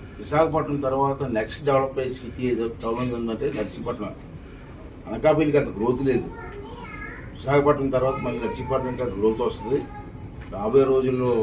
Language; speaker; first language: Telugu; native; Telugu